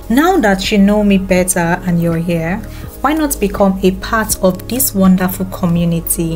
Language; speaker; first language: English; non-native, local second language; Yoruba